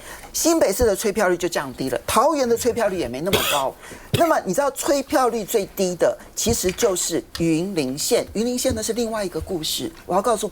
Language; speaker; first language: Chinese; native; Chinese